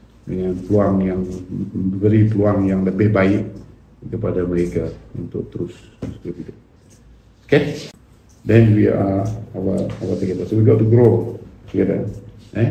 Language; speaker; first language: English; non-native, local second language; Iban